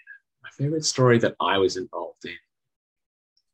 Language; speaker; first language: English; native; English